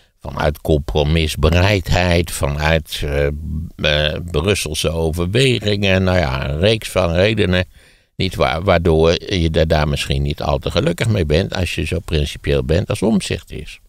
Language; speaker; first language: Dutch; native; Dutch